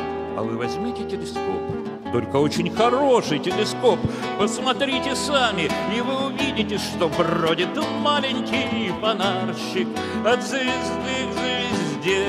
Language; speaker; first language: Russian; native; Russian